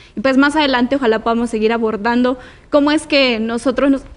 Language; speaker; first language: Spanish; native; Spanish